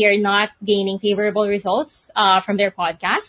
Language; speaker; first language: English; non-native, local second language; Filipino